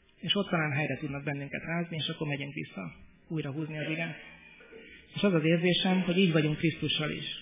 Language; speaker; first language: Hungarian; native; Hungarian